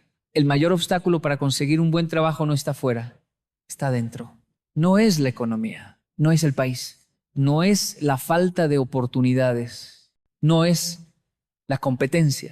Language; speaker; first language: Spanish; native; Spanish